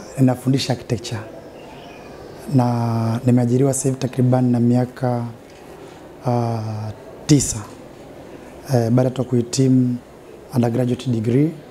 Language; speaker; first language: Swahili; native; Swahili